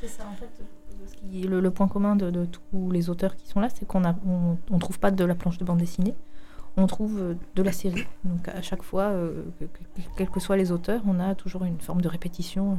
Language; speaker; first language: French; native; French